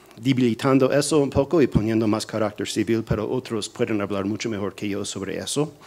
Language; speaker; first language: Spanish; non-native, fluent; English